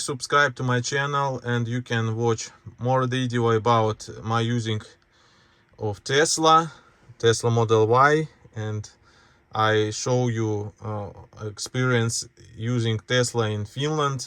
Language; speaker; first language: English; non-native, learner; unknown